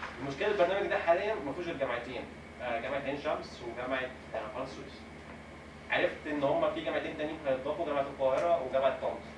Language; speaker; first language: Arabic; native; Arabic